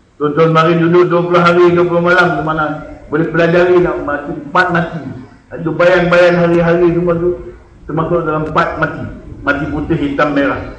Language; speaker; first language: Malay; native; Malay